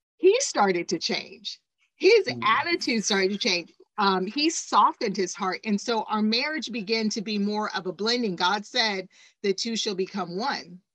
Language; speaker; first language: English; native; English